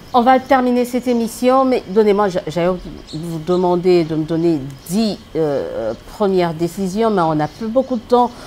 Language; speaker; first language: French; non-native, local second language; Lingala